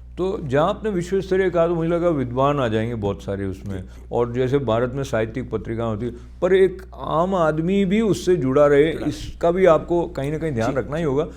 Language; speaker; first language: Hindi; native; Hindi